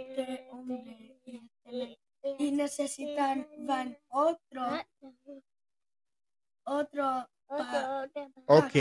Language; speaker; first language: Spanish; early bilingual, heritage; Spanish